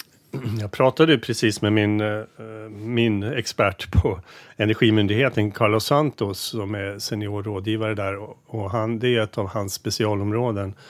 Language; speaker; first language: Swedish; native; Swedish